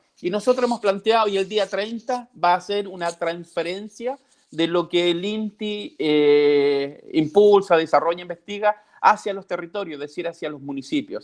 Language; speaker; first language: Spanish; native; Spanish